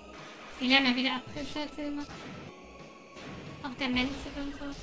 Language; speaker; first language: German; early bilingual, other home language; Japanese